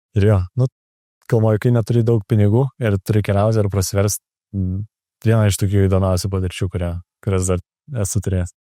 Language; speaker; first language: Lithuanian; native; Lithuanian